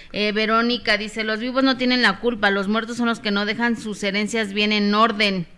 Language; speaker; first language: Spanish; native; Spanish